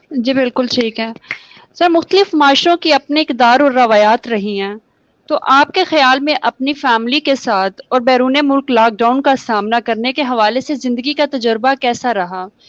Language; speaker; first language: Urdu; native; Urdu